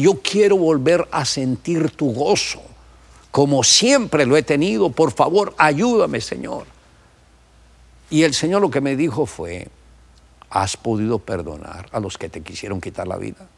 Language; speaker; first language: Spanish; native; Spanish